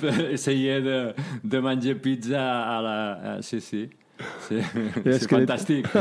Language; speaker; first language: French; non-native, learner; Spanish